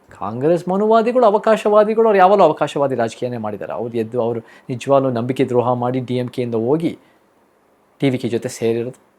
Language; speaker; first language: Kannada; early bilingual, heritage; Kannada